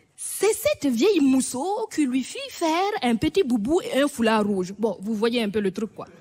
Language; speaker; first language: French; non-native, local second language; Mossi